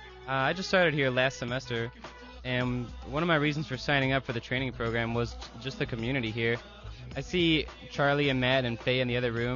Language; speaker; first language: English; native; English